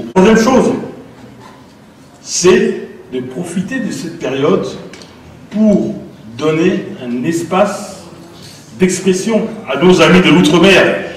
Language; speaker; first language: French; native; French